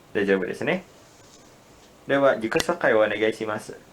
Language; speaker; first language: Japanese; non-native, learner; Indonesian